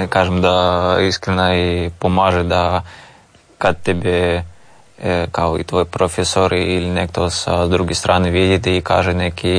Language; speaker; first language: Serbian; non-native, learner; Russian